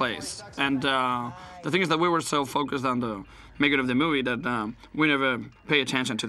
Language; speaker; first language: English; non-native, fluent; Spanish